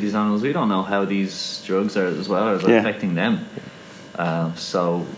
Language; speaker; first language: English; native; English